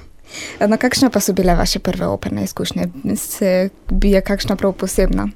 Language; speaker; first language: Slovenian; native; Slovenian